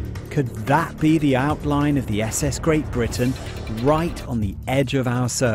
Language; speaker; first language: English; native; English